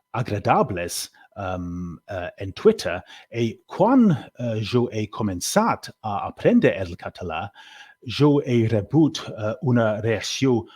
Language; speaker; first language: Catalan; non-native, learner; English